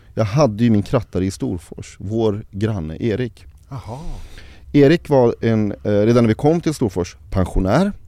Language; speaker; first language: Swedish; early bilingual, other home language; Arabic